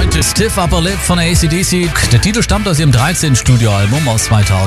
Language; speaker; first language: German; native; German